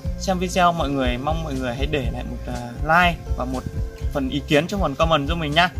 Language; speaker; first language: Vietnamese; non-native, local second language; Muong